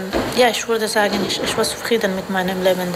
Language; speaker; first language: German; non-native, fluent; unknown